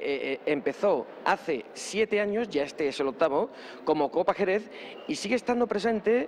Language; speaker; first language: Spanish; native; Spanish